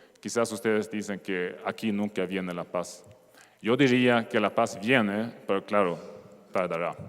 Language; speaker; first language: Spanish; non-native, fluent; Swedish